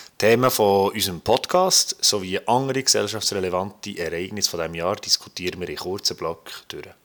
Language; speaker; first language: German; native; German